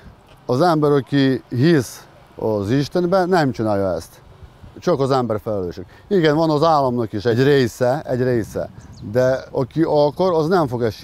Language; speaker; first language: Hungarian; non-native, local second language; Ukrainian